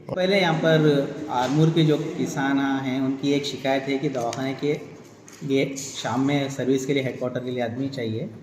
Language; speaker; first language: Hindi; non-native, local second language; Telugu